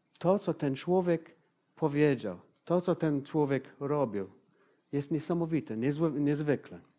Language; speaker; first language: Polish; non-native, fluent; English